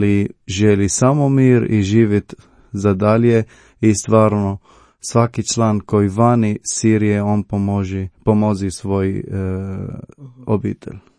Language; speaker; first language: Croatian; non-native, learner; Arabic